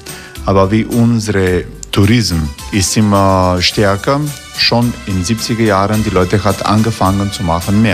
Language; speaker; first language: German; non-native, learner; Croatian